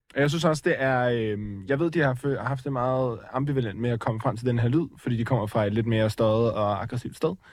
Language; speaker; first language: Danish; native; Danish